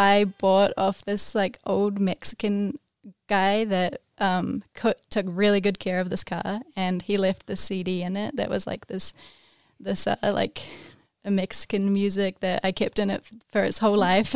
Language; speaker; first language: English; native; English